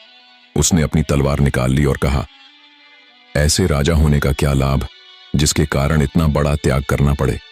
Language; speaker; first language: Hindi; native; Hindi